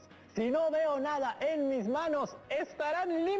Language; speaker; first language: Spanish; native; Spanish